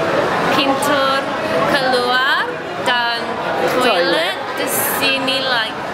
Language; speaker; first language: Indonesian; non-native, learner; English